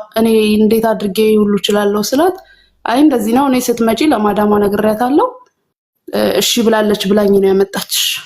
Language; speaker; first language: Amharic; native; Amharic